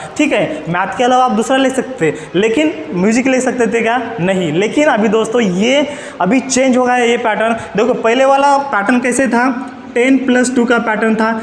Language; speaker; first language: Hindi; non-native, local second language; Marathi